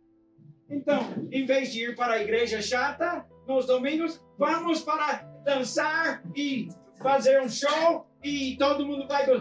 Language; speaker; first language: Portuguese; non-native, fluent; English